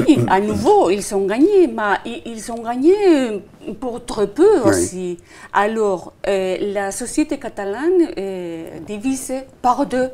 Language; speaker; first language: French; non-native, fluent; Spanish